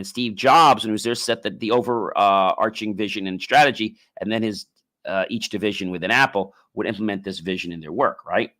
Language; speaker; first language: English; native; English